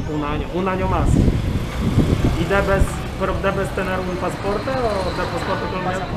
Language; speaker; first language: Spanish; non-native, learner; Polish